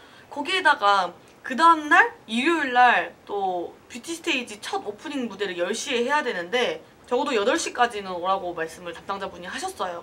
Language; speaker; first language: Korean; native; Korean